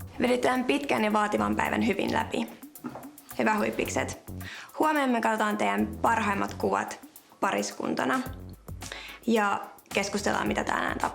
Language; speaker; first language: Finnish; native; Finnish